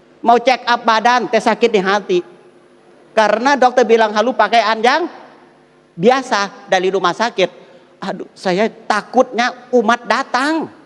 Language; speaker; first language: Indonesian; non-native, fluent; Thai